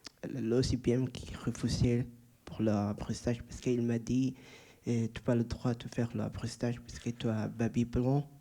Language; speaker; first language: French; non-native, learner; Somali